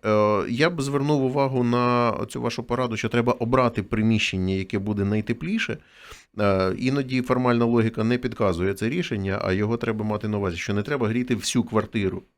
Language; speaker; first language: Ukrainian; native; Ukrainian